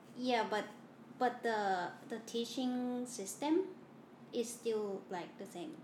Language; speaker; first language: English; non-native, learner; Thai